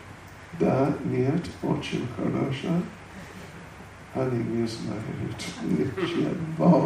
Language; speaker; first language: Russian; non-native, learner; English